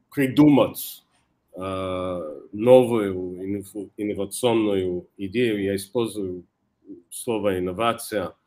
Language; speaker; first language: Russian; non-native, fluent; English